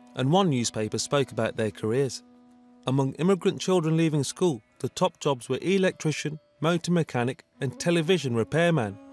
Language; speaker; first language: English; native; English